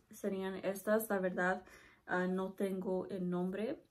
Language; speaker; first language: Spanish; early bilingual, heritage; Spanish